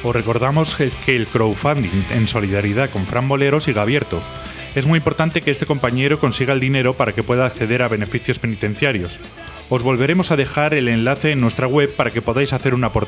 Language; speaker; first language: Spanish; native; Spanish